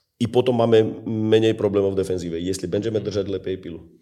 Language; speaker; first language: Polish; non-native, learner; Slovak